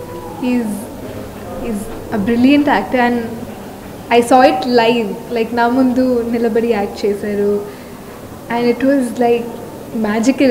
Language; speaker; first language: Telugu; non-native, fluent; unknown